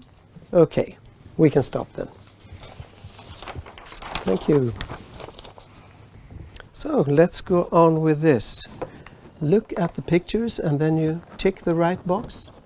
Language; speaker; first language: English; non-native, fluent; Swedish